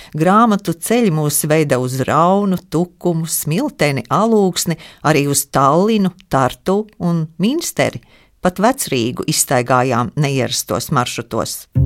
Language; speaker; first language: Latvian; native; Latvian